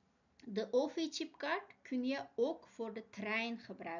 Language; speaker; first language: Dutch; non-native, fluent; Uyghur